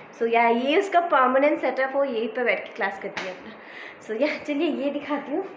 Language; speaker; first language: Hindi; non-native, local second language; Bangla